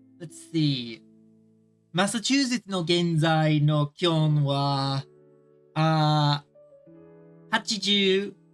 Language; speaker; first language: Japanese; non-native, learner; English